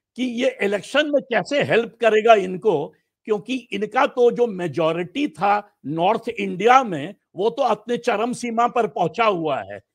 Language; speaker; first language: Hindi; native; Hindi